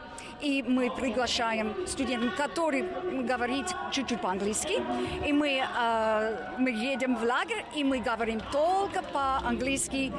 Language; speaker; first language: Russian; non-native, learner; English